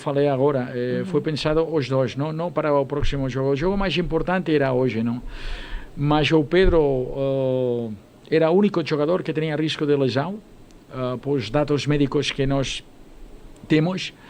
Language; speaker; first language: Portuguese; non-native, fluent; Spanish